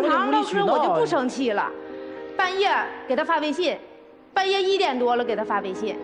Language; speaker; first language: Chinese; native; Chinese